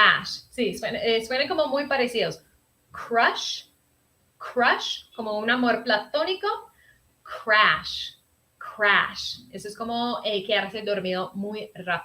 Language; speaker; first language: Spanish; early bilingual, heritage; Spanish